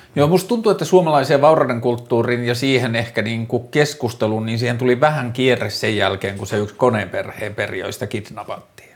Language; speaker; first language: Finnish; native; Finnish